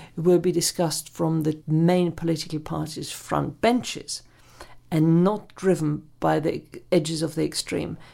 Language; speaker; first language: English; non-native, fluent; German